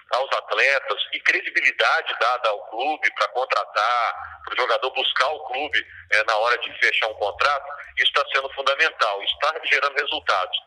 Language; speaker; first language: Portuguese; native; Portuguese